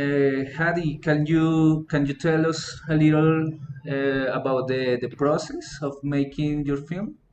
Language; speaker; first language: English; non-native, learner; Spanish